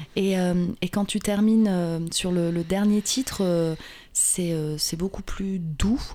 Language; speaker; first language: French; native; French